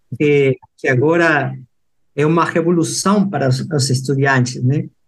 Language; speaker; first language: Portuguese; non-native, fluent; Spanish